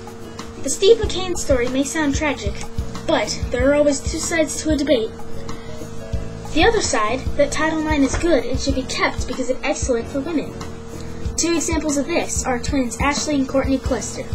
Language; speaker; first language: English; native; English